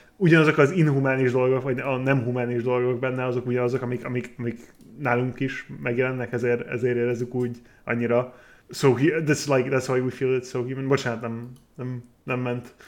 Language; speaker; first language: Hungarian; non-native, fluent; English